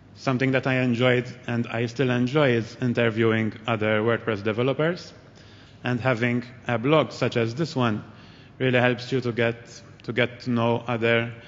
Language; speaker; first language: English; non-native, local second language; Maltese